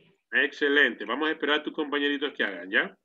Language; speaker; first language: Spanish; native; Spanish